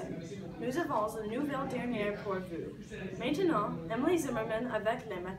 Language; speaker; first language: French; non-native, learner; English